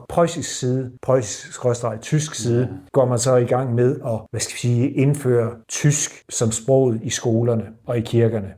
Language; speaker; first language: Danish; native; Danish